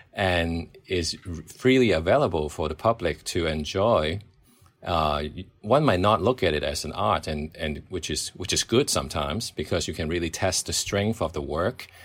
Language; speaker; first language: English; non-native, local second language; Cantonese